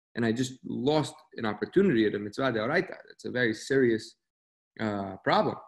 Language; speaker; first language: English; native; English